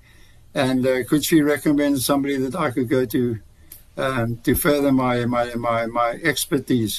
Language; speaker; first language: English; native; English